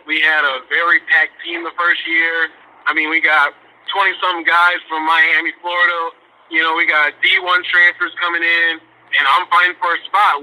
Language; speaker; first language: English; native; English